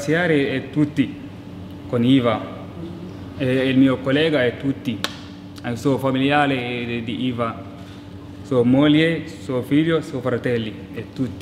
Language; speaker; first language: Italian; non-native, learner; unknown